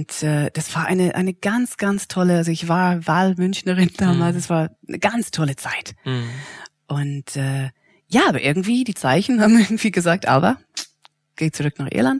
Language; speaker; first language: German; non-native, fluent; English